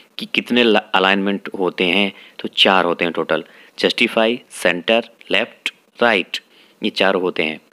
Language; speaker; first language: Hindi; native; Hindi